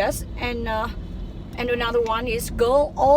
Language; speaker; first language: English; non-native, learner; Vietnamese